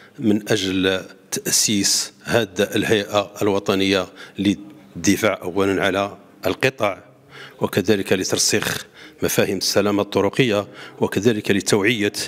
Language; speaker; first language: Arabic; native; Arabic